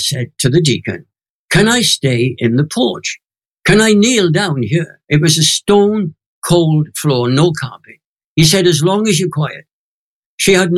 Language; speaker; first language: English; native; English